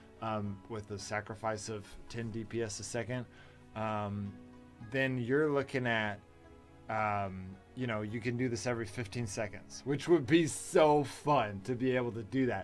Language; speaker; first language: English; native; English